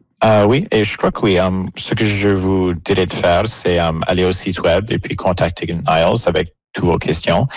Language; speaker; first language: French; native; French